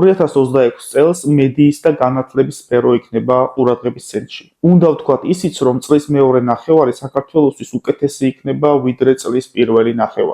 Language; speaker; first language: Georgian; native; Georgian